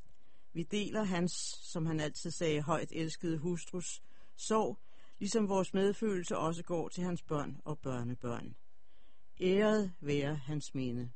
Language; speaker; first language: Danish; native; Danish